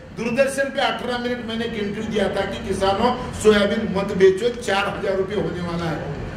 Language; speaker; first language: Hindi; non-native, local second language; Marathi